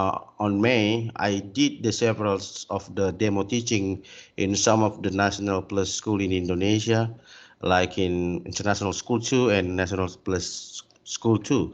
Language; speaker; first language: English; non-native, learner; Indonesian